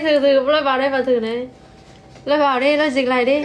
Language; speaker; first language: Vietnamese; native; Vietnamese